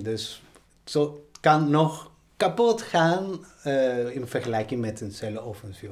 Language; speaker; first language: Dutch; non-native, fluent; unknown